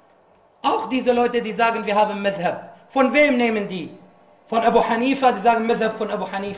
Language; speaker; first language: German; non-native, fluent; Arabic